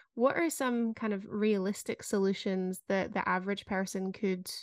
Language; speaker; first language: English; native; English